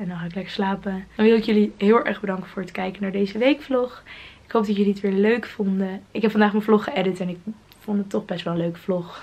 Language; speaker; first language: Dutch; native; Dutch